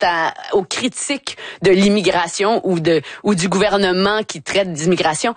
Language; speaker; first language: French; native; French